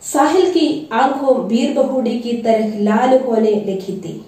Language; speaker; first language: Hindi; non-native, local second language; Malayalam